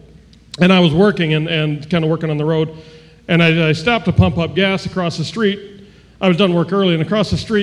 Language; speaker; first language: English; native; English